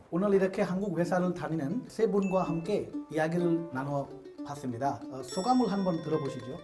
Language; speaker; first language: Korean; non-native, fluent; Hindi